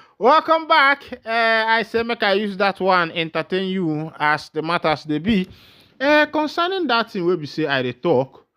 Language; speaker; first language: Nigerian Pidgin; non-native, local second language; Igbo